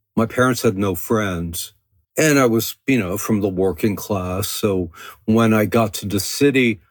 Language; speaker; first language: English; early bilingual, other home language; French